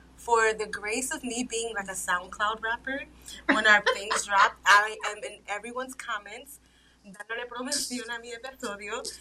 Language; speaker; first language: English; early bilingual, other home language; Spanish